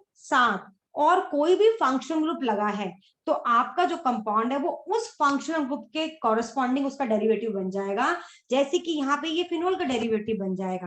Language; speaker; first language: Hindi; native; Hindi